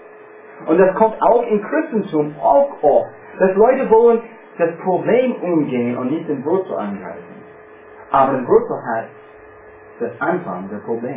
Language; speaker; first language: German; non-native, fluent; English